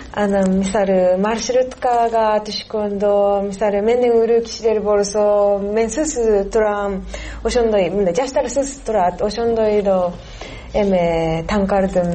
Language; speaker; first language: Kyrgyz; non-native, learner; Japanese